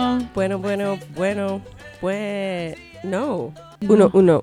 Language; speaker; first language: Spanish; early bilingual, heritage; Spanish